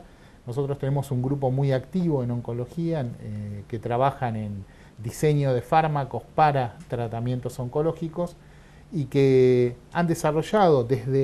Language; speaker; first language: Spanish; native; Spanish